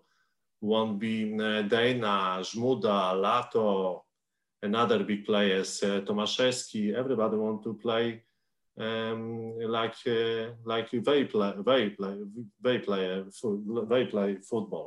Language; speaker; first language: English; non-native, learner; Polish